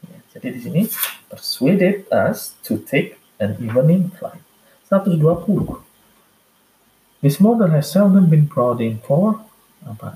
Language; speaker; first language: English; non-native, fluent; Indonesian